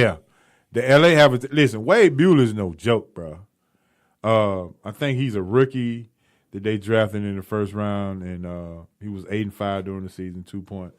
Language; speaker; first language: English; native; English